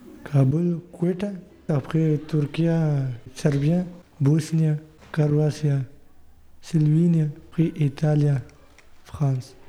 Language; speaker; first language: French; non-native, learner; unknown